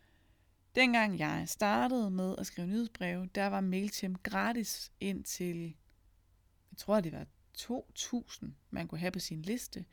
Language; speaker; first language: Danish; native; Danish